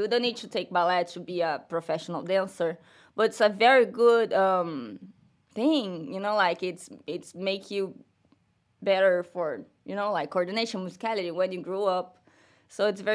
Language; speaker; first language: English; non-native, learner; Portuguese